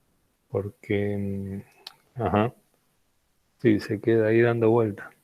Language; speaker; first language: Spanish; native; Spanish